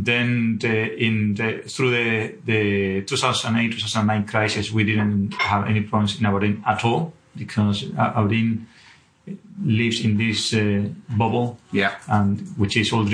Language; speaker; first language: English; non-native, fluent; Spanish